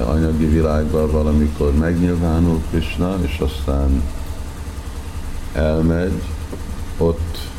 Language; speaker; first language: Hungarian; early bilingual, heritage; Hungarian